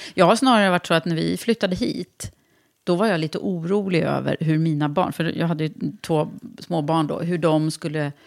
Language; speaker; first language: Swedish; native; Swedish